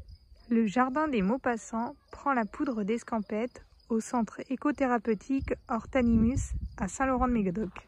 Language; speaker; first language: French; native; French